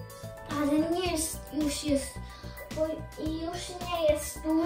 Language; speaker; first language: Polish; early bilingual, heritage; Polish